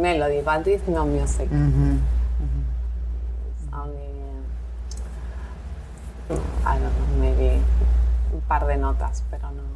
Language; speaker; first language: English; non-native, learner; Spanish